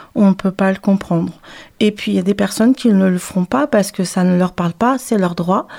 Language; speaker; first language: French; native; French